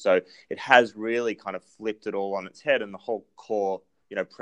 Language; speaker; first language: English; native; English